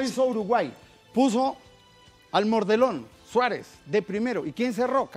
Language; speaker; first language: Spanish; native; Spanish